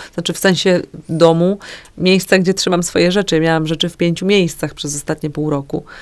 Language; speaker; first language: Polish; native; Polish